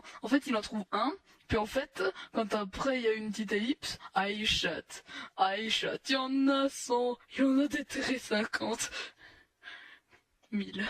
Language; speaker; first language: French; native; French